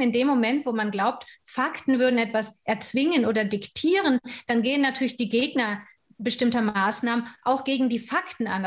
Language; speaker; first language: German; native; German